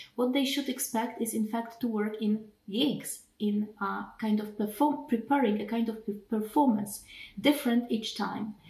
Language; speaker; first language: English; non-native, fluent; Polish